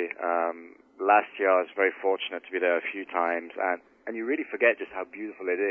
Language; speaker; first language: English; native; English